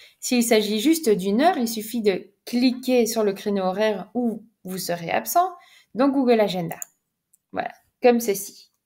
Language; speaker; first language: French; native; French